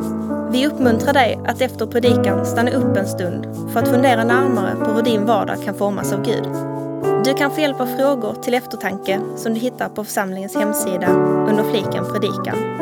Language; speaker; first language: Swedish; native; Swedish